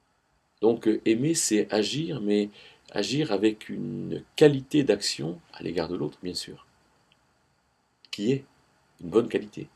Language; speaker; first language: French; native; French